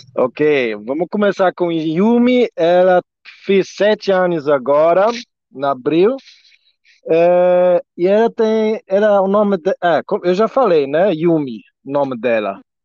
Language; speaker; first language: Portuguese; non-native, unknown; German